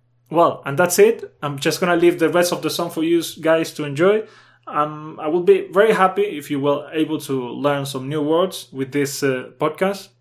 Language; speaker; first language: English; non-native, fluent; Spanish